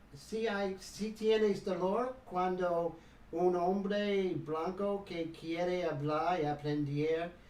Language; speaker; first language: Spanish; non-native, learner; English